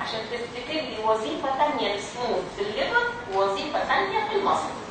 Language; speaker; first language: Arabic; native; Arabic